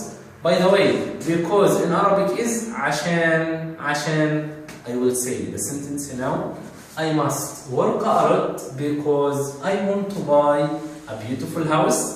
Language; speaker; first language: English; non-native, fluent; Arabic